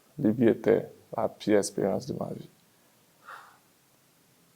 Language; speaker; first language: French; non-native, learner; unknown